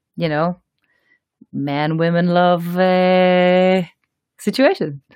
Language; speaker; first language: English; non-native, fluent; Hebrew